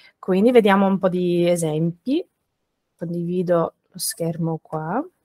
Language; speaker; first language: Italian; non-native, fluent; English